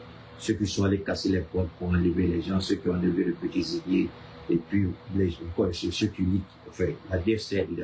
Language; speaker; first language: French; native; French